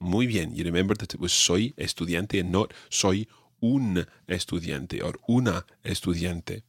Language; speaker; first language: Spanish; non-native, fluent; English